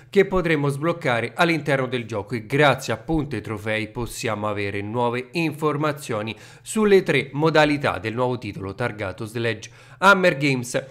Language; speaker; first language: Italian; native; Italian